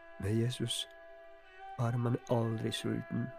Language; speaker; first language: Norwegian; non-native, fluent; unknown